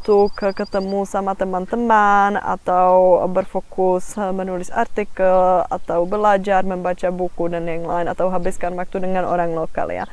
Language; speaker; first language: Indonesian; non-native, fluent; Czech